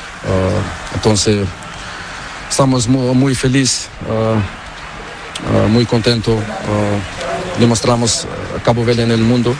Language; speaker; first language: Spanish; non-native, learner; Portuguese